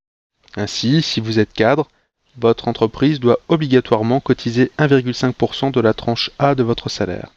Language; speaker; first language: French; native; French